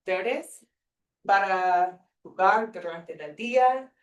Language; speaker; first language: Spanish; non-native, learner; English